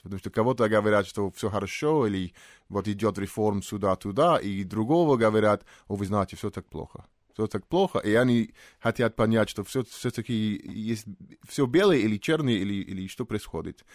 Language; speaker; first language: Russian; non-native, fluent; English